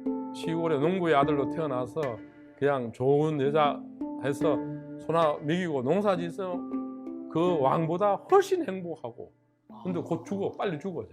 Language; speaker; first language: Korean; native; Korean